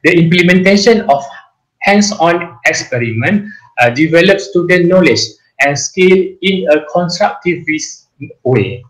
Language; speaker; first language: English; non-native, local second language; Malay